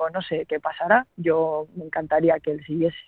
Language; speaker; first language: Spanish; native; Spanish